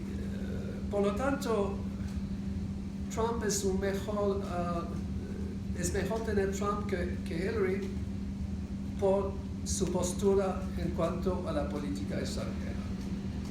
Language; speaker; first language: Spanish; non-native, fluent; English